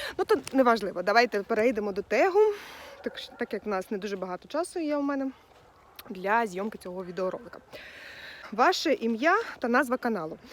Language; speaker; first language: Ukrainian; non-native, local second language; Russian